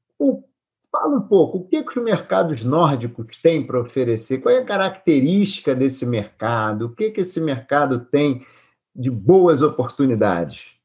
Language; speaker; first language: Portuguese; native; Portuguese